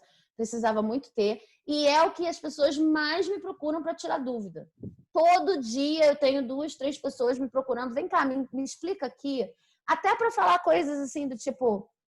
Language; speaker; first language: Portuguese; native; Portuguese